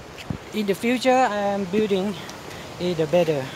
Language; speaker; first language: English; non-native, learner; Thai